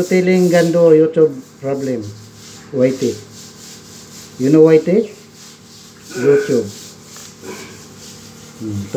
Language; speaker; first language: English; non-native, learner; Filipino